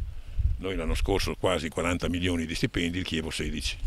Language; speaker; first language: Italian; native; Italian